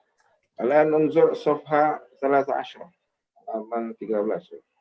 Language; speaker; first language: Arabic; non-native, fluent; Indonesian